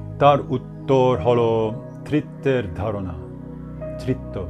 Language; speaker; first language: Bangla; non-native, learner; English